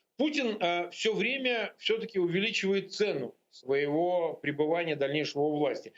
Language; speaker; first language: Russian; native; Russian